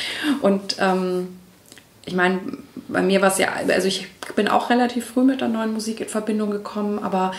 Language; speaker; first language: German; native; German